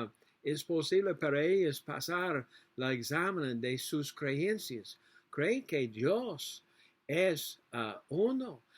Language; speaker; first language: Spanish; non-native, learner; English